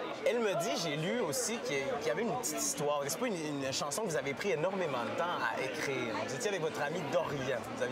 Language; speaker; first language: French; native; French